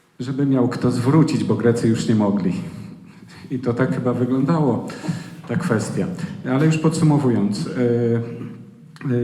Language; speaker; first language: Polish; native; Polish